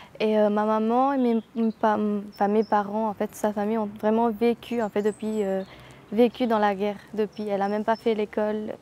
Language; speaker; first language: French; early bilingual, other home language; Tamil